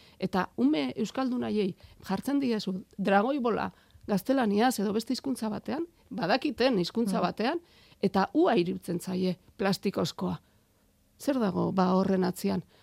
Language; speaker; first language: Basque; native; Basque